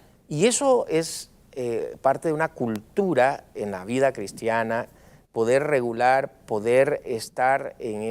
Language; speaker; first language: Spanish; native; Spanish